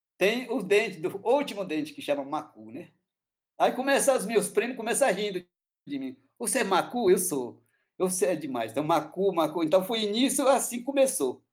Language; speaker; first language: Portuguese; non-native, local second language; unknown